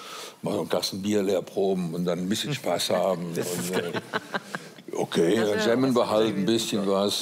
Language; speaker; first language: German; native; German